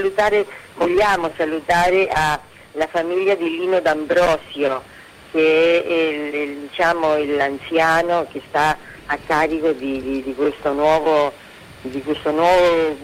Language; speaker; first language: Italian; native; Italian